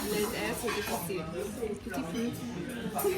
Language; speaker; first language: French; non-native, learner; English